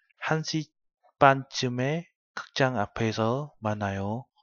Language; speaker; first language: Korean; non-native, learner; Vietnamese